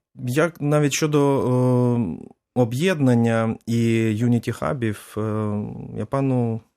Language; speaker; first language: Ukrainian; native; Ukrainian